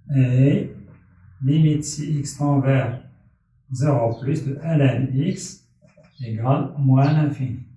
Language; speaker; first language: French; non-native, local second language; Arabic